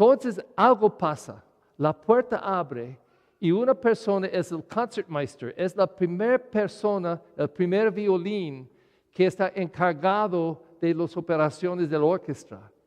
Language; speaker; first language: Spanish; non-native, learner; English